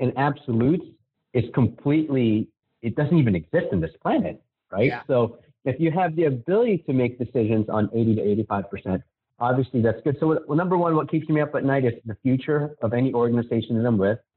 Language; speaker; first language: English; non-native, local second language; Filipino